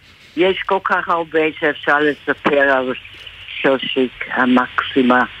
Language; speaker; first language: Hebrew; non-native, fluent; English